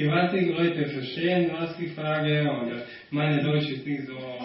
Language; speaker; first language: German; non-native, learner; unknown